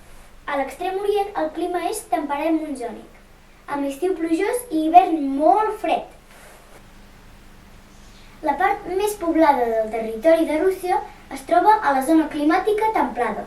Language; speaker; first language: Catalan; early bilingual, other home language; Russian